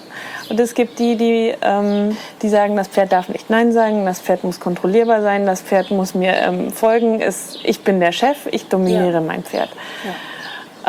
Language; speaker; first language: German; native; German